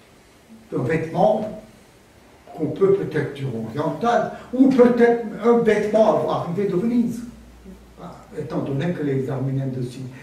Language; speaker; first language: French; non-native, fluent; Armenian